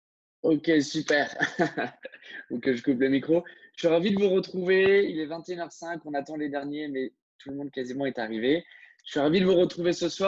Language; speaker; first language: French; native; French